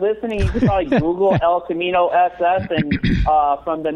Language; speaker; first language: English; native; English